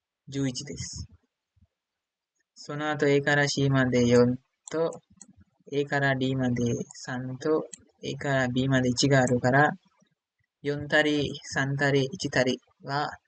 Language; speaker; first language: Japanese; non-native, learner; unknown